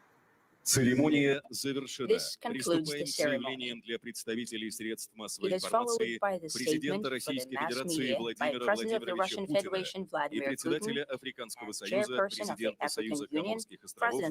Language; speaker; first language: Russian; native; Russian